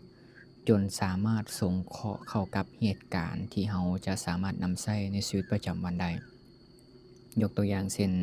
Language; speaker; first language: Thai; non-native, local second language; Northeastern Thai